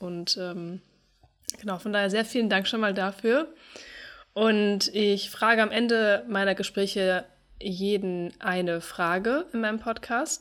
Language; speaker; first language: German; native; German